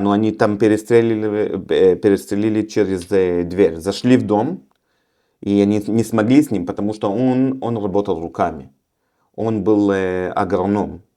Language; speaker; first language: Russian; early bilingual, heritage; Russian